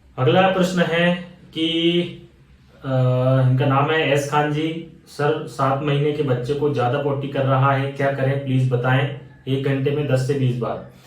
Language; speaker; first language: Hindi; native; Hindi